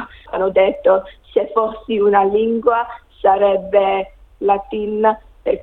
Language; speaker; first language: Italian; non-native, learner; English